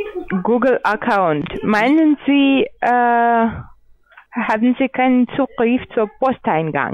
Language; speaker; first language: German; non-native, learner; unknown